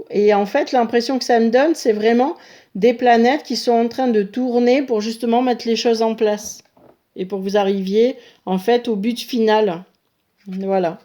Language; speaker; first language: French; native; French